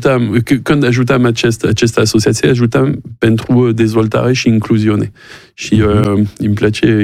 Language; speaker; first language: Romanian; non-native, learner; French